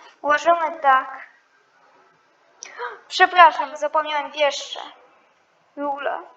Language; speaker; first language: Polish; non-native, learner; Ukrainian